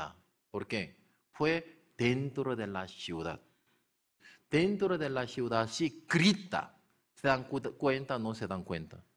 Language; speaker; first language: Spanish; non-native, learner; Korean